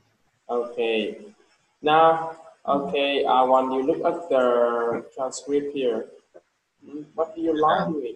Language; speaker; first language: English; non-native, learner; Vietnamese